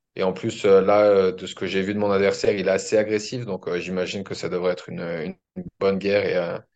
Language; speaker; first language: French; native; French